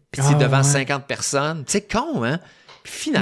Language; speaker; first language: French; native; French